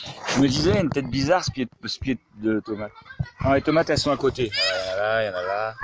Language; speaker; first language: French; native; French